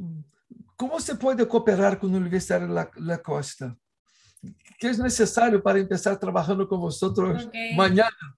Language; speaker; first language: Spanish; non-native, fluent; Portuguese